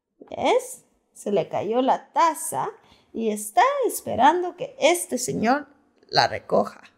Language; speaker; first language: Spanish; early bilingual, heritage; Spanish